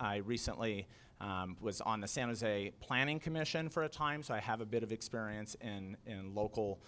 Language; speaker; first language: English; native; English